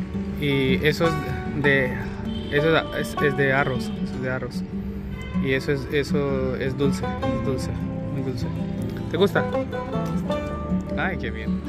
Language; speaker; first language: Spanish; non-native, learner; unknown